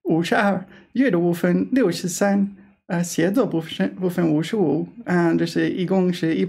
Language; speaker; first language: Chinese; non-native, fluent; English